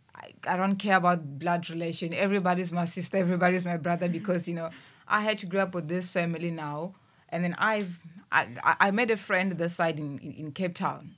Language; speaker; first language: English; non-native, local second language; Venda